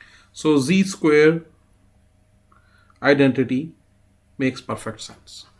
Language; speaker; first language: English; non-native, fluent; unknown